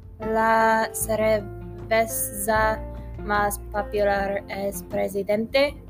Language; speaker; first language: Spanish; non-native, learner; English